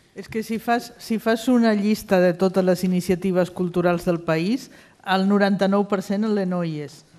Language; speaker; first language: Catalan; non-native, fluent; Spanish